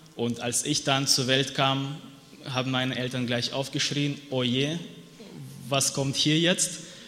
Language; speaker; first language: German; non-native, fluent; Russian